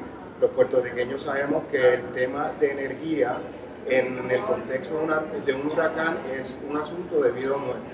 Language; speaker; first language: Spanish; native; Spanish